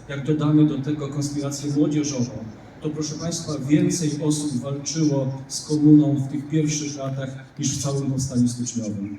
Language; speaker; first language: Polish; native; Polish